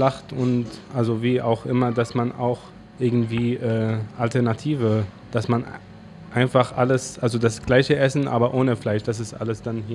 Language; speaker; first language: German; non-native, fluent; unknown